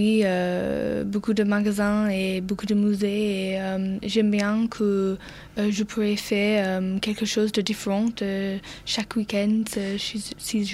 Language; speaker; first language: French; non-native, learner; English